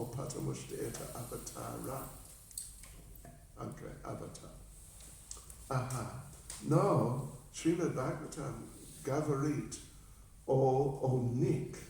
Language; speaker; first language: Russian; non-native, learner; English